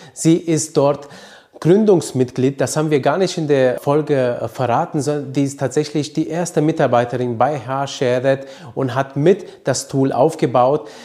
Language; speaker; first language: German; early bilingual, other home language; Romanian